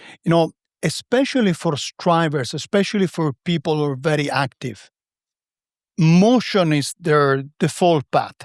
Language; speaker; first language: English; non-native, fluent; Italian